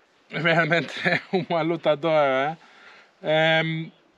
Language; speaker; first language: Portuguese; non-native, learner; English